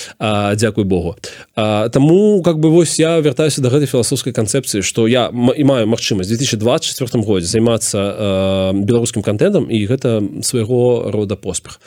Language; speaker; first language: Belarusian; non-native, local second language; Russian